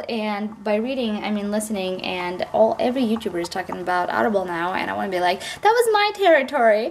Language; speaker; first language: English; non-native, fluent; Russian